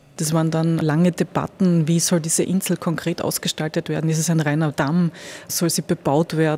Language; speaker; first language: German; native; German